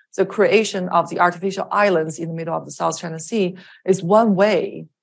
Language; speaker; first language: English; non-native, fluent; Chinese